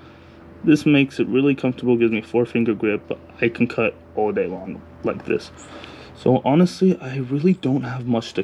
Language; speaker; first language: English; native; English